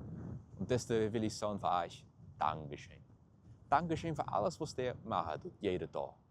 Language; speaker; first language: German; early bilingual, heritage; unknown